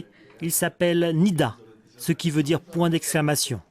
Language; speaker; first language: French; native; French